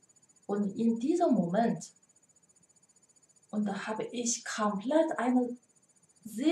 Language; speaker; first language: German; non-native, learner; Chinese